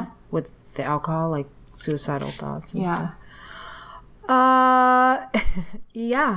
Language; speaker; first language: English; native; English